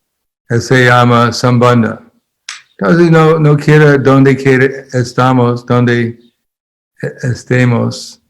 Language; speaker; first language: Spanish; non-native, fluent; English